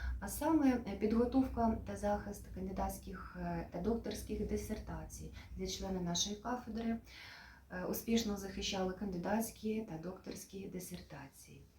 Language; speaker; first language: Ukrainian; native; Ukrainian